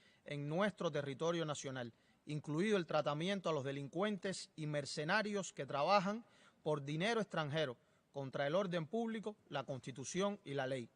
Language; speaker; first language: Spanish; native; Spanish